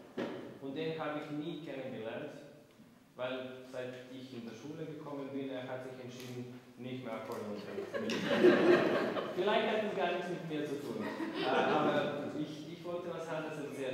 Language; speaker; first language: German; non-native, fluent; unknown